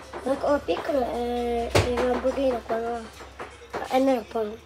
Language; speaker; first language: Italian; non-native, learner; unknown